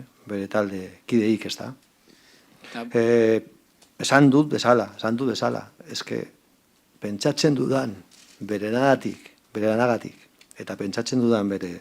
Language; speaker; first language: Basque; non-native, local second language; Spanish